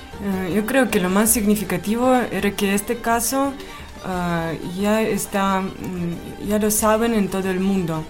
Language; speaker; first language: Spanish; non-native, fluent; Russian